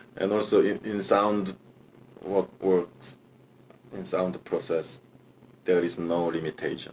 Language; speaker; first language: English; non-native, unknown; Korean